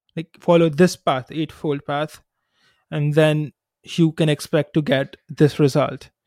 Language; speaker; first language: English; non-native, local second language; Hindi